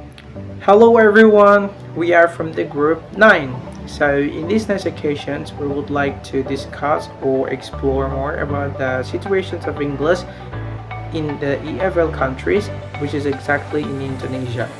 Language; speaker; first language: English; non-native, learner; Indonesian